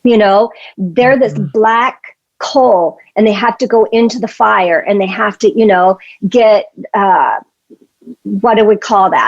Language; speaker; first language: English; native; English